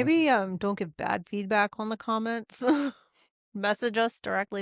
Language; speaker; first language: English; native; English